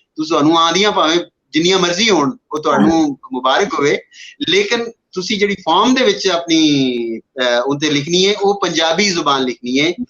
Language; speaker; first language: Punjabi; native; Punjabi